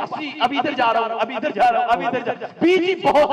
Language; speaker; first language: Hindi; native; Hindi